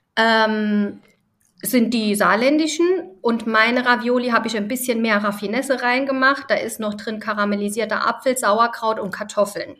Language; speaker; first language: German; early bilingual, other home language; Italian